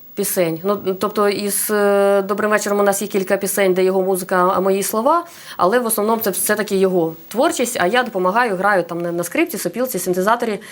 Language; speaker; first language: Ukrainian; non-native, local second language; Russian